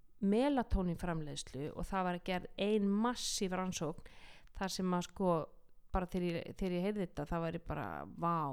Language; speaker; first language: Icelandic; native; Icelandic